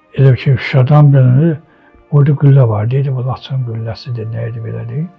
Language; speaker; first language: Azerbaijani; non-native, local second language; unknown